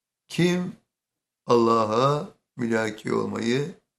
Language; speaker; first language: Turkish; native; Turkish